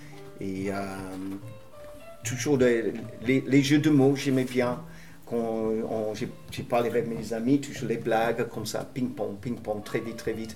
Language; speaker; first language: French; non-native, fluent; English